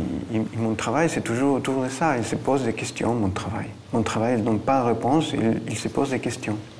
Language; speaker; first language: French; non-native, fluent; Spanish